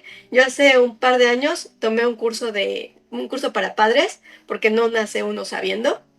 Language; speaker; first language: Spanish; native; Spanish